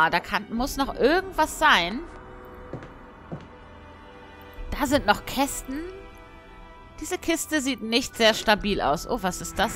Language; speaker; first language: German; native; German